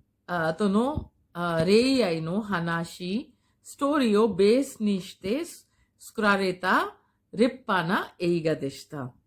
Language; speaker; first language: Japanese; non-native, fluent; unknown